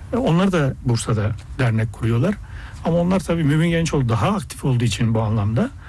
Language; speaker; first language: Turkish; early bilingual, heritage; Turkish